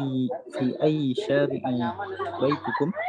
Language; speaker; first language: Arabic; non-native, learner; Indonesian